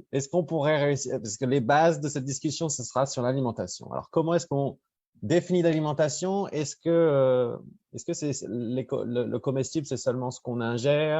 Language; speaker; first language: French; native; French